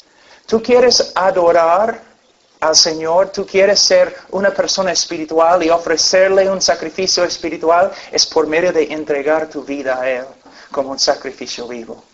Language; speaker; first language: Spanish; non-native, fluent; English